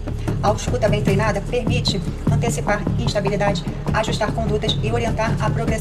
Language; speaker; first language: Portuguese; native; Portuguese